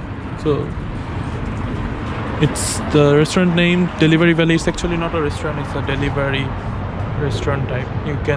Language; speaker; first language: English; non-native, learner; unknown